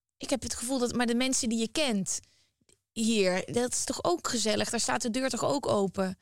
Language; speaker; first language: Dutch; native; Dutch